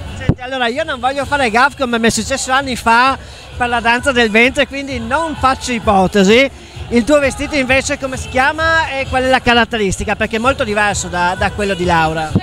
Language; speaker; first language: Italian; native; Italian